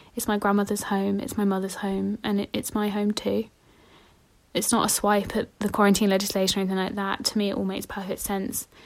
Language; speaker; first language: English; native; English